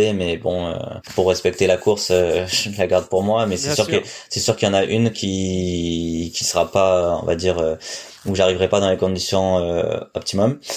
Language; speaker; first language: French; native; French